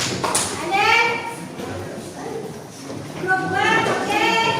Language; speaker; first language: English; non-native, learner; Indonesian